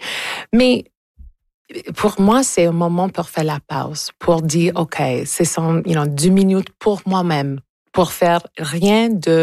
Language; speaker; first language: French; non-native, local second language; English